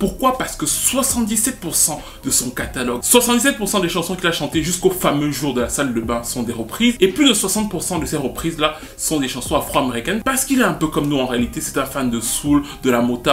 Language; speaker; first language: French; native; French